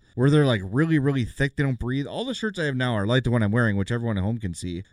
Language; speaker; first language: English; native; English